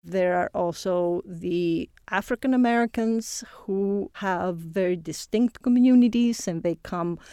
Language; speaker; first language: English; non-native, fluent; Greek